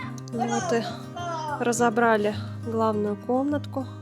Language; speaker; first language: Russian; native; Russian